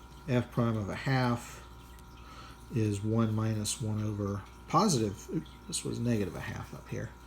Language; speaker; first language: English; native; English